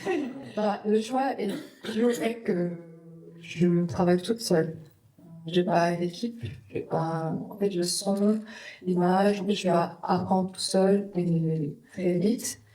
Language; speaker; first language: French; non-native, fluent; Vietnamese